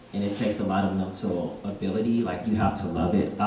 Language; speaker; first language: English; native; English